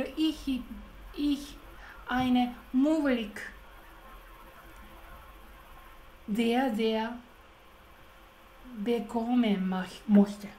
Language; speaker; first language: German; non-native, learner; Japanese